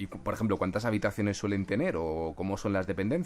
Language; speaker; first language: Spanish; native; Spanish